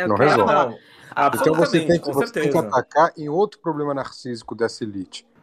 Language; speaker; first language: Portuguese; native; Portuguese